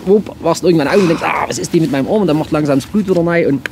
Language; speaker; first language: German; native; German